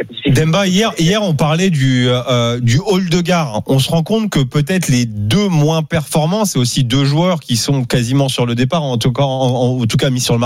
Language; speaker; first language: French; native; French